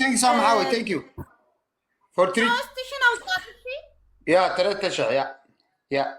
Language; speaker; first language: English; non-native, learner; Tigrinya